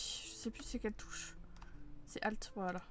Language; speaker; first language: French; native; French